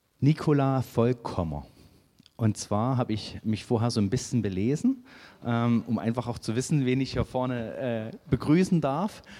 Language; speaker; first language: German; native; German